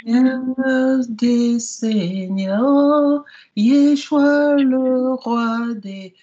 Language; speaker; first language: French; native; French